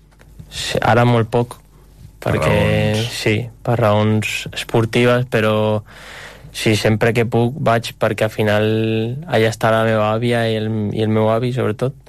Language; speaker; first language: Catalan; non-native, local second language; Spanish